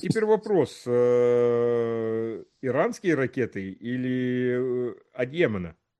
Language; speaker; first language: Russian; early bilingual, heritage; Russian